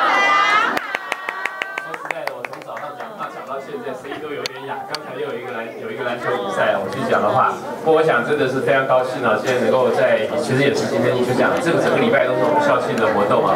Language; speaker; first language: Chinese; native; Chinese